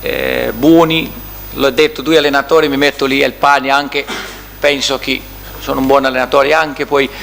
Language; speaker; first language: Italian; non-native, fluent; Portuguese